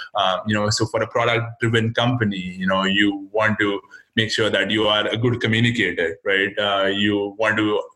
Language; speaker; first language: English; non-native, local second language; Hindi